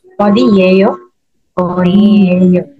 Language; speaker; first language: Korean; non-native, learner; Filipino